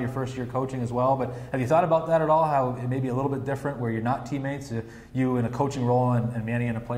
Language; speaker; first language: English; native; English